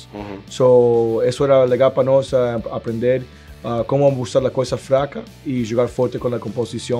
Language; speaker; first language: Portuguese; non-native, learner; Spanish